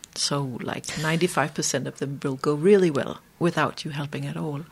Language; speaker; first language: English; non-native, fluent; Danish